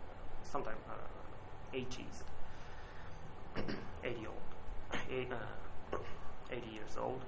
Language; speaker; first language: English; non-native, learner; Japanese